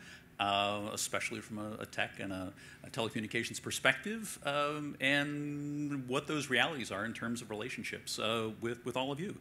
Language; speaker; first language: English; native; English